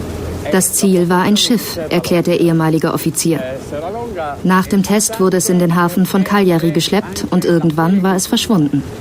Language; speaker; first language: German; native; German